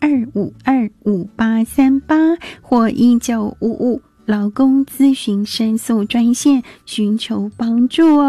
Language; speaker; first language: Chinese; native; Chinese